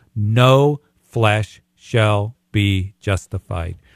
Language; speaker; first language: English; native; English